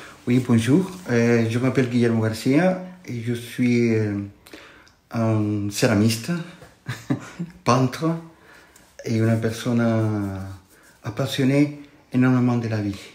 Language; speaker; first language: French; non-native, fluent; Spanish